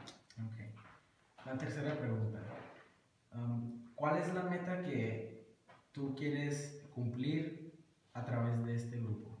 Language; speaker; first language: Spanish; early bilingual, heritage; Spanish